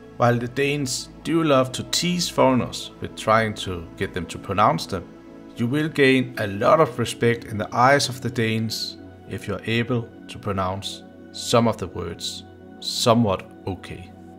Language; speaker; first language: English; non-native, fluent; Danish